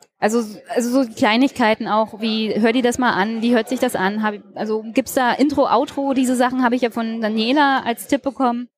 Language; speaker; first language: German; native; German